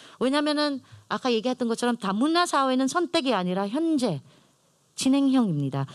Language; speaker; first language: Korean; non-native, fluent; Filipino